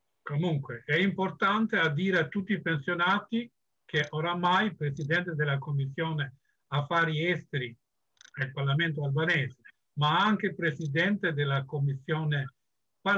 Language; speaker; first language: Italian; non-native, fluent; Albanian